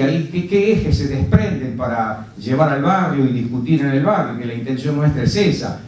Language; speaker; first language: Spanish; native; Spanish